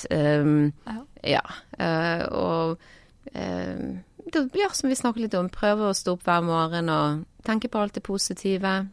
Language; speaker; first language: Norwegian; native; Norwegian